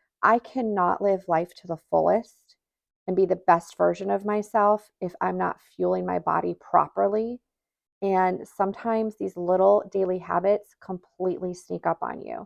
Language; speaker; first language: English; native; English